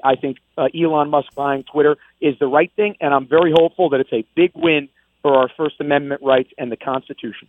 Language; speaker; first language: English; native; English